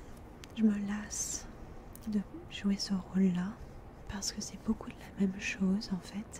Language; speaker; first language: French; early bilingual, heritage; French